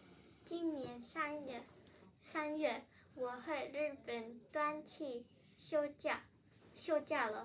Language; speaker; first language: Chinese; non-native, learner; Japanese